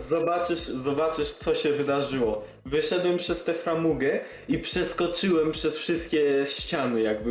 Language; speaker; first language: Polish; native; Polish